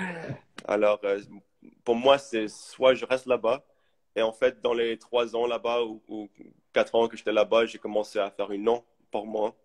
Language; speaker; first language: French; early bilingual, heritage; English